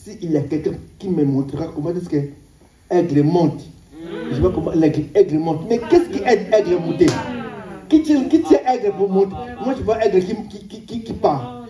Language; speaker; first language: French; non-native, local second language; Lingala